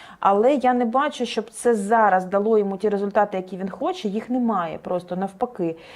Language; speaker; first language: Ukrainian; native; Ukrainian